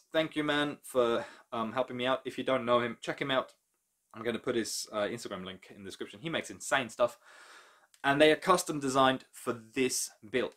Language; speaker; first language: English; non-native, fluent; German